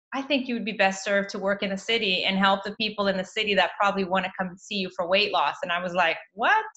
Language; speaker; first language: English; native; English